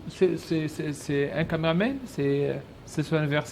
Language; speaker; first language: French; non-native, local second language; Lingala